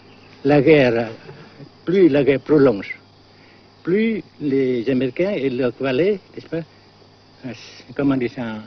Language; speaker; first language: French; non-native, fluent; Vietnamese